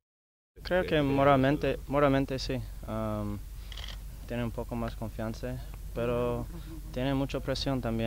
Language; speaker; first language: Spanish; non-native, learner; English